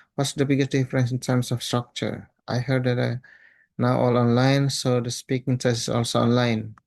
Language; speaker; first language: English; non-native, fluent; Indonesian